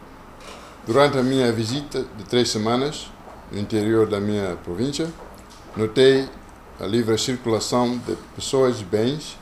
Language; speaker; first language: Portuguese; non-native, local second language; Kongo